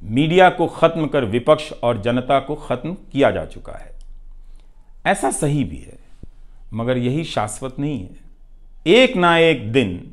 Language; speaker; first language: Hindi; non-native, local second language; Bhojpuri